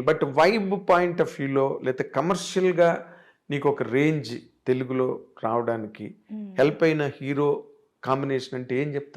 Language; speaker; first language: Telugu; native; Telugu